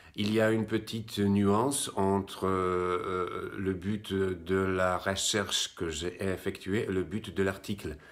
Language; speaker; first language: French; non-native, fluent; Polish